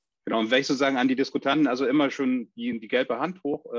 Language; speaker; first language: German; native; German